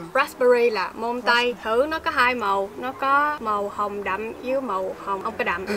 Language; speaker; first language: Vietnamese; early bilingual, heritage; Vietnamese